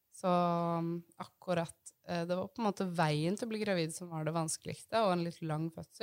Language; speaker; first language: Norwegian; native; Norwegian